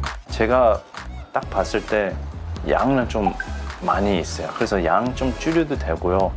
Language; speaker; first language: Korean; early bilingual, heritage; English